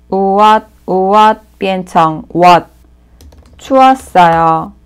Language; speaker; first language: Korean; non-native, learner; Chinese